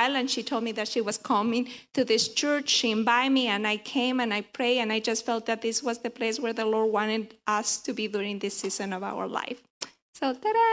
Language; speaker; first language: English; non-native, fluent; Spanish